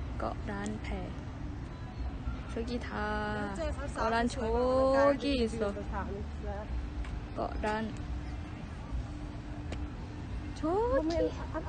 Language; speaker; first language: Korean; non-native, learner; Thai